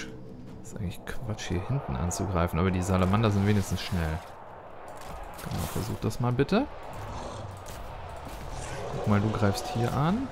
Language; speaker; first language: German; native; German